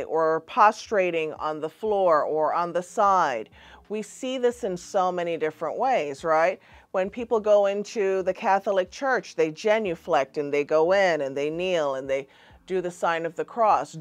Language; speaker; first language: English; native; English